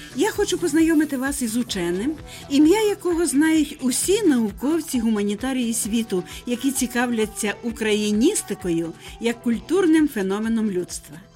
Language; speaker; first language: Ukrainian; native; Ukrainian